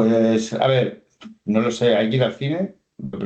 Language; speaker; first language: Spanish; native; Spanish